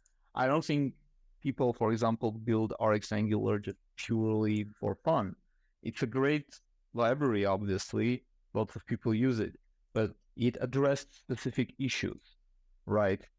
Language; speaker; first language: English; non-native, fluent; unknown